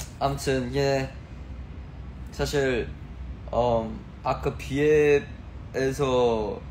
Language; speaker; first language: Korean; early bilingual, heritage; Korean